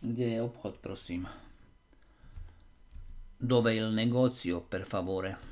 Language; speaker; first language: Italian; non-native, learner; Slovak